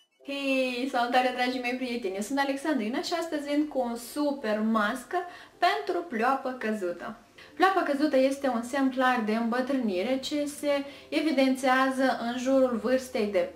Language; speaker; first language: Romanian; native; Romanian